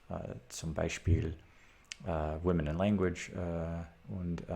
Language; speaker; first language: German; non-native, learner; English